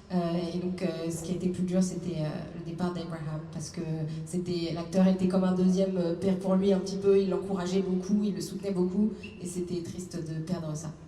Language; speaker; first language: French; native; French